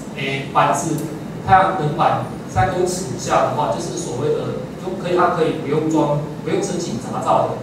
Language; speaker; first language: Chinese; native; Chinese